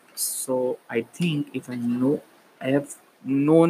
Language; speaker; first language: English; non-native, local second language; Marathi